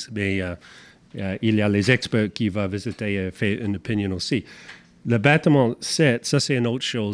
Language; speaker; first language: French; non-native, learner; English